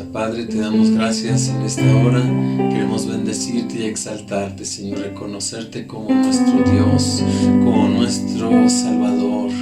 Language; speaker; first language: Spanish; native; Spanish